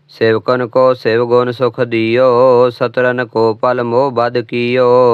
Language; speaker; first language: Hindi; non-native, local second language; Punjabi